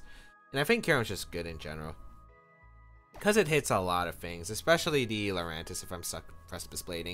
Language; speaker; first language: English; native; English